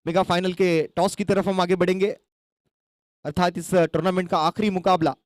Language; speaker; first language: Hindi; non-native, local second language; Marathi